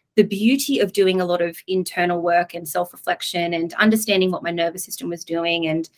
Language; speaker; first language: English; native; English